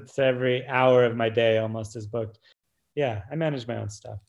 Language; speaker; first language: English; native; English